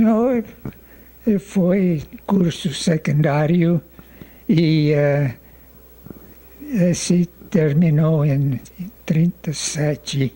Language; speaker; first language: Portuguese; non-native, fluent; English